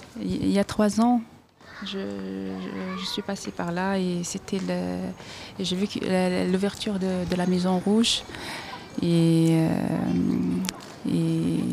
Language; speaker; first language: French; non-native, learner; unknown